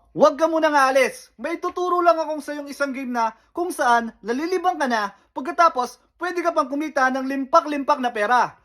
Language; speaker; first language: Filipino; native; Filipino